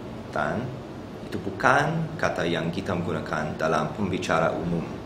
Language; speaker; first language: Indonesian; non-native, learner; English